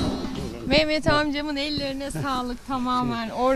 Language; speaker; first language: Turkish; native; Turkish